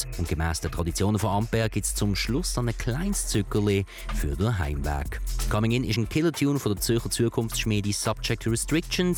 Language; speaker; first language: German; native; German